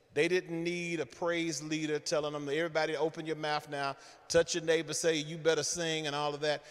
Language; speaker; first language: English; native; English